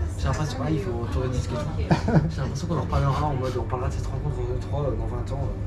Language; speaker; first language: French; native; French